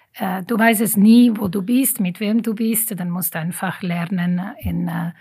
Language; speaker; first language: German; non-native, fluent; Italian